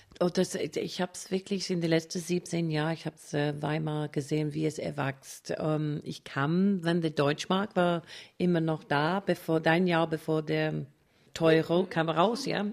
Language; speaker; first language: German; non-native, fluent; English